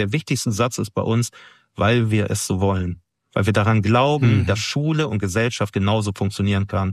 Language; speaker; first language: German; native; German